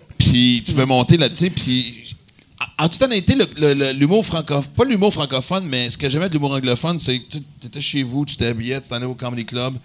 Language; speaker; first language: French; native; French